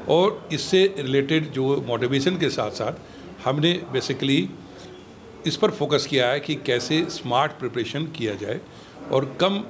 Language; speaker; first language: Hindi; native; Hindi